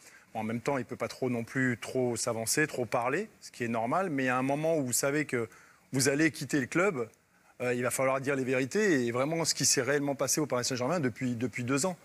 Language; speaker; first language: French; native; French